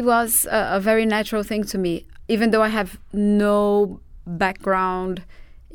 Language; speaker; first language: English; non-native, fluent; Portuguese